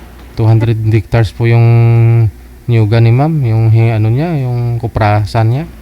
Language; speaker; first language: Filipino; native; Filipino